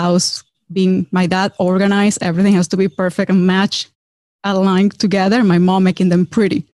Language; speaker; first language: English; non-native, fluent; Spanish